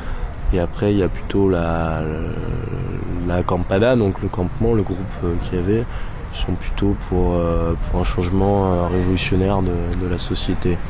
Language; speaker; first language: French; native; French